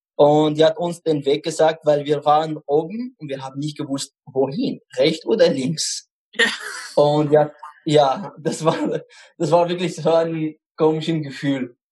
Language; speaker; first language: German; non-native, fluent; Arabic